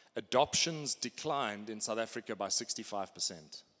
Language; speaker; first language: English; native; English